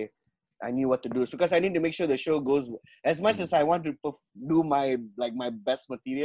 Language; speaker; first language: English; non-native, local second language; Tamil